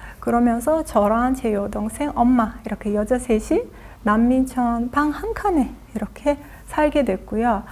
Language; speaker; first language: Korean; non-native, fluent; Azerbaijani